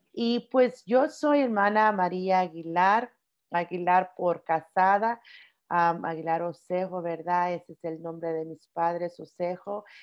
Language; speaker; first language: Spanish; early bilingual, heritage; Spanish